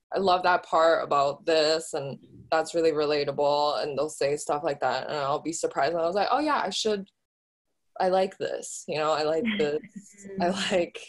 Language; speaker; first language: English; early bilingual, other home language; Chinese